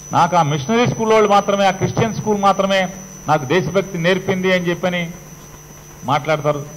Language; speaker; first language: Telugu; native; Telugu